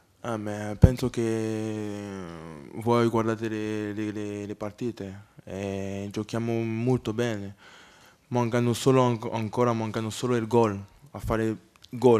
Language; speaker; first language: Italian; non-native, learner; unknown